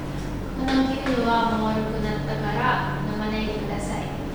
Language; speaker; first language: Japanese; non-native, learner; Indonesian